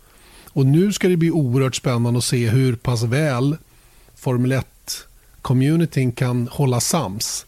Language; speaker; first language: Swedish; native; Swedish